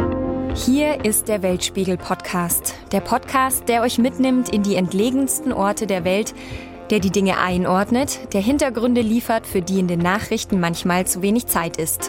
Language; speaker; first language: German; native; German